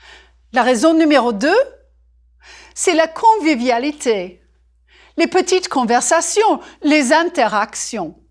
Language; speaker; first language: French; non-native, fluent; English